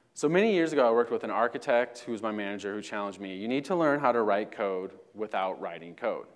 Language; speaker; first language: English; native; English